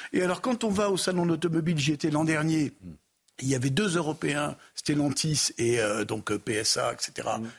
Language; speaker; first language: French; native; French